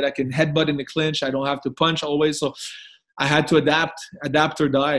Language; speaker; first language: English; non-native, fluent; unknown